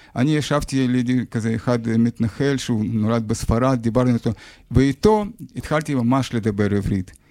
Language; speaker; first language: Hebrew; non-native, fluent; Russian